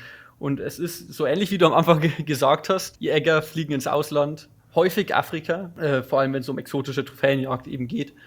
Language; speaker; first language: German; native; German